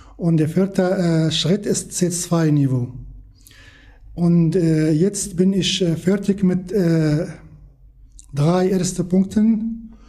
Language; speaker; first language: German; non-native, learner; Kurdish